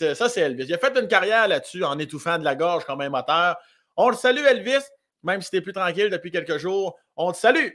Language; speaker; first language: French; native; French